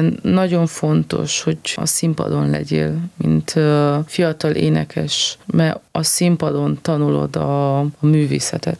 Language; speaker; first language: Hungarian; early bilingual, heritage; Hungarian